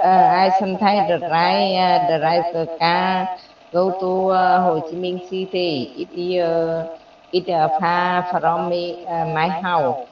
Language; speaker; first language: English; non-native, learner; Vietnamese